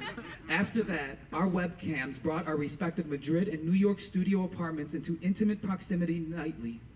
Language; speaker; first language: English; native; English